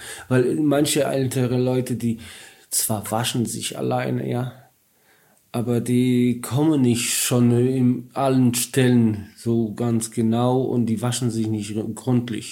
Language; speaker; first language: German; non-native, learner; Polish